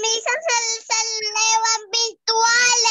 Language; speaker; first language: Spanish; native; Spanish